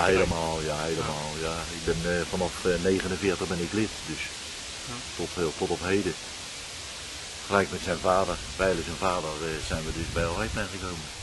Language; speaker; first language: Dutch; native; Dutch